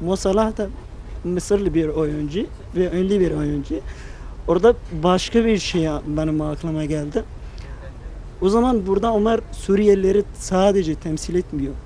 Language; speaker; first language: Turkish; non-native, fluent; Arabic